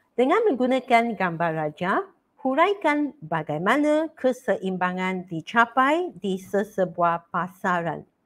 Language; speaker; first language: Malay; non-native, local second language; Chinese